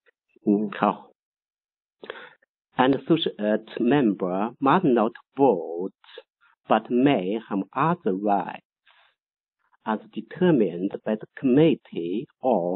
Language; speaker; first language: English; non-native, learner; Chinese